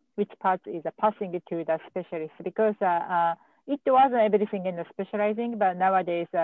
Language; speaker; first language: English; non-native, fluent; Japanese